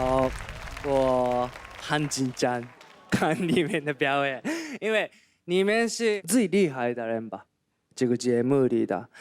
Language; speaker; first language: Chinese; non-native, learner; Japanese